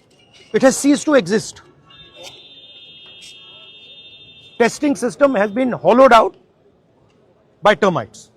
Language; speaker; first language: English; non-native, local second language; Hindi